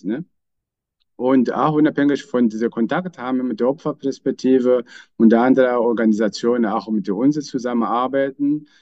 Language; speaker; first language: German; non-native, fluent; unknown